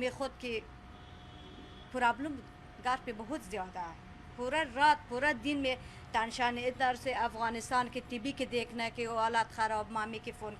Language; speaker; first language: Hindi; non-native, learner; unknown